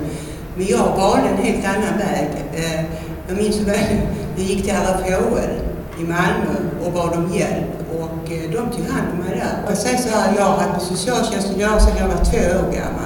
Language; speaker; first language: Swedish; native; Swedish